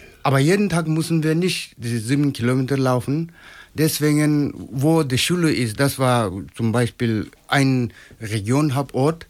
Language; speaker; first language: German; non-native, fluent; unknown